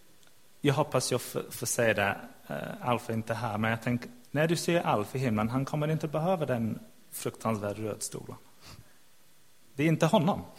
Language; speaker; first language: Swedish; non-native, fluent; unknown